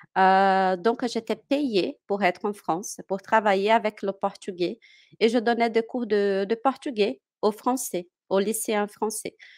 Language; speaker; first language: French; non-native, fluent; Portuguese